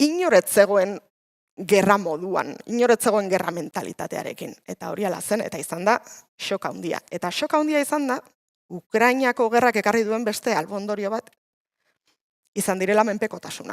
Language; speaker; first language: Basque; native; Basque